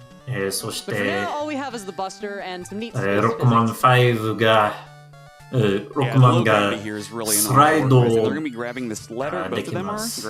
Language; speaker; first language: Japanese; non-native, learner; English